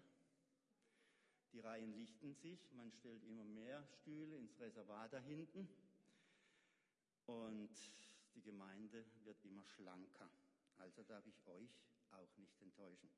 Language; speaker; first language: German; native; German